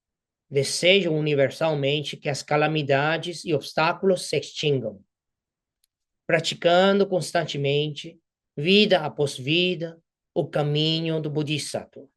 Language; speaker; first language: Portuguese; non-native, fluent; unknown